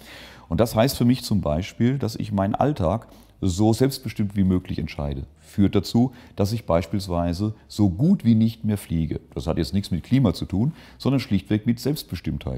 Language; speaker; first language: German; native; German